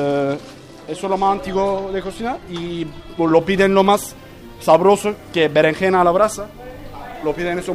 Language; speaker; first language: Spanish; non-native, learner; Turkish